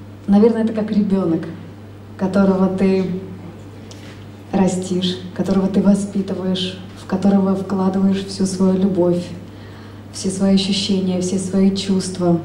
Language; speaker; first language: Russian; native; Russian